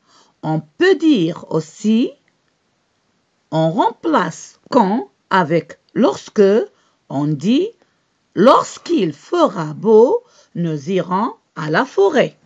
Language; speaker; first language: French; non-native, local second language; Arabic